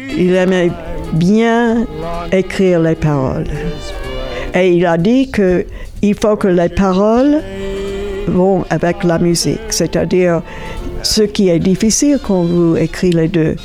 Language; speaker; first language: French; non-native, fluent; English